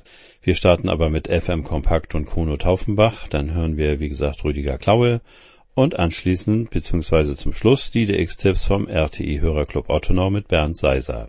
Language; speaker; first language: German; native; German